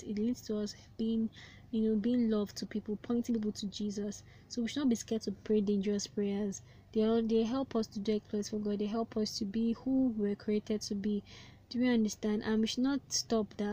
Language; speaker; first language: English; non-native, local second language; Yoruba